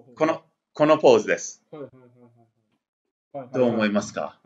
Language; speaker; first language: Japanese; non-native, learner; English